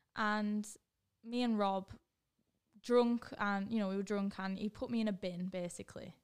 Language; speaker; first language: English; native; English